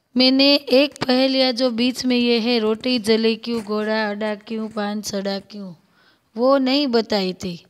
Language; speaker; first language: Hindi; non-native, local second language; Gujarati